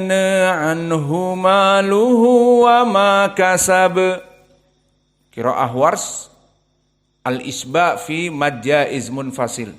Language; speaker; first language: Arabic; non-native, fluent; Indonesian